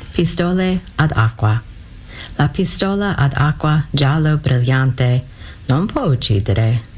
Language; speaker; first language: Italian; non-native, fluent; English